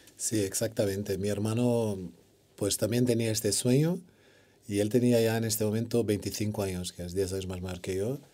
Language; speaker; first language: Spanish; non-native, fluent; Portuguese